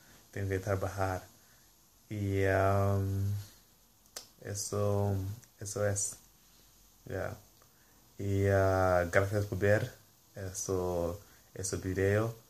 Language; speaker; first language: Spanish; non-native, learner; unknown